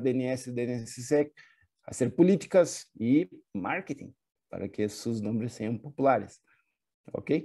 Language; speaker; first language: Spanish; non-native, fluent; Portuguese